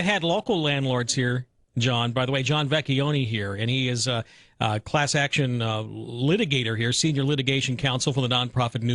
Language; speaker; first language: English; native; English